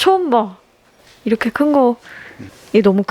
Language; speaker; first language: Korean; native; Korean